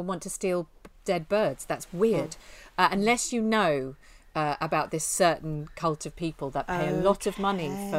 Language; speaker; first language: English; native; English